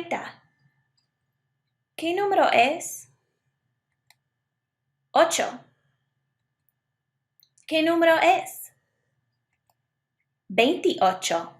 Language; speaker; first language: Spanish; non-native, fluent; English